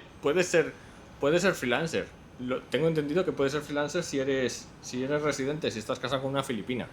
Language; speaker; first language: Spanish; native; Spanish